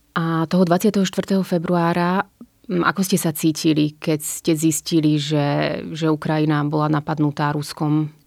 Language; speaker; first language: Slovak; native; Slovak